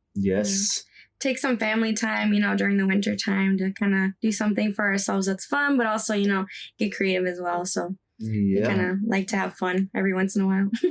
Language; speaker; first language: English; early bilingual, other home language; Spanish